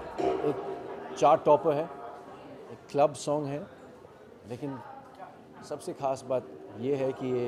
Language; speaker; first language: Hindi; native; Hindi